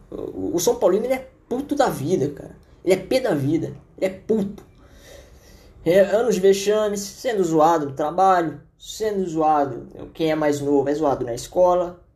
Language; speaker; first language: Portuguese; native; Portuguese